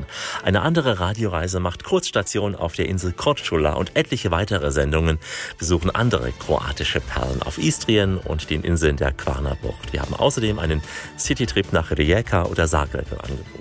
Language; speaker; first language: German; native; German